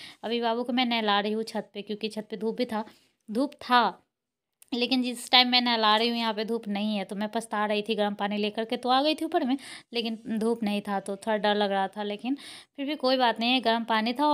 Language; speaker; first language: Hindi; native; Hindi